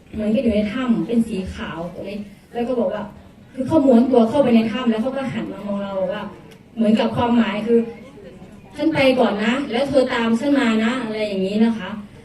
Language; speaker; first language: Thai; native; Thai